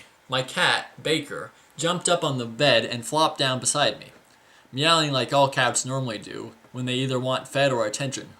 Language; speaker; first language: English; native; English